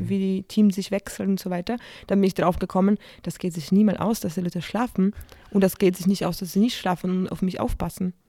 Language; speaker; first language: German; non-native, fluent; Polish